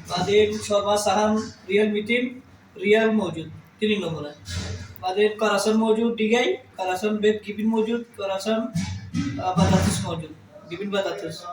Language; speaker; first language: Arabic; non-native, learner; Bangla